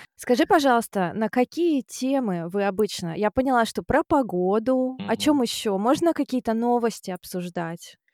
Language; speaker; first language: Russian; native; Russian